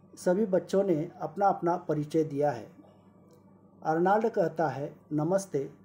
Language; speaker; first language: Hindi; non-native, local second language; Marathi